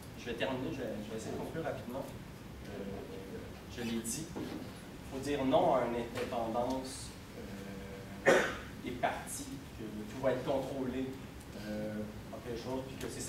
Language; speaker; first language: French; native; French